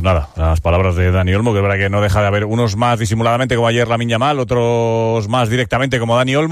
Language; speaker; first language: Spanish; native; Spanish